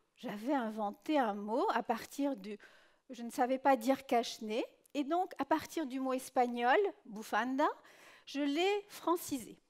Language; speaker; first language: French; early bilingual, other home language; Spanish